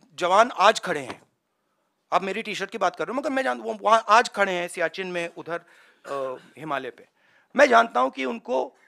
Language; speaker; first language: Hindi; native; Hindi